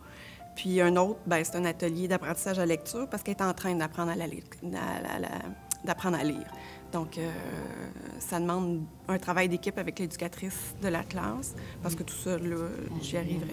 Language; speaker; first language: French; native; French